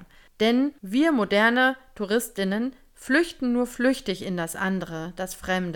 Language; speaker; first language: German; native; German